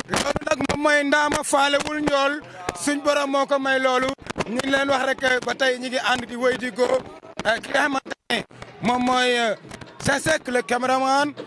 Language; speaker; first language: Wolof; native; Wolof